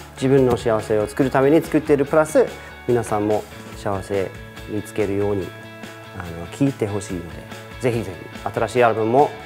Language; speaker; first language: Japanese; non-native, fluent; English